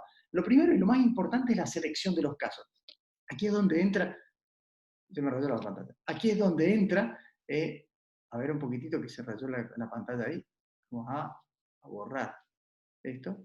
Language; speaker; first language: Spanish; native; Spanish